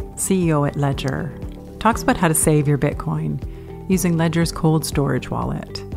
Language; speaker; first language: English; native; English